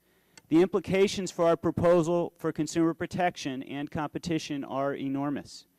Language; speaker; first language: English; native; English